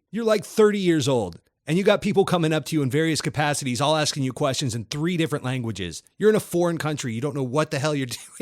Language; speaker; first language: English; native; English